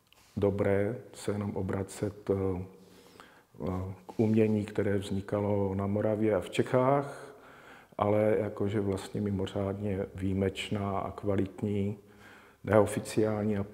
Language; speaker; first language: Czech; native; Czech